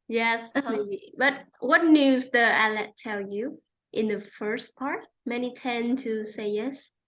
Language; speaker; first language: English; non-native, fluent; Vietnamese